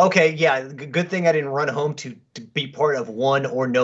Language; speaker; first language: English; native; English